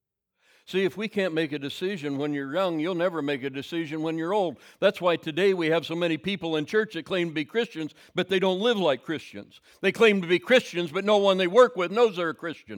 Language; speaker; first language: English; native; English